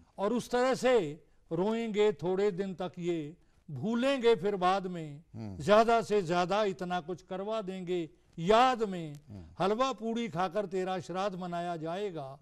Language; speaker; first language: Hindi; non-native, local second language; Punjabi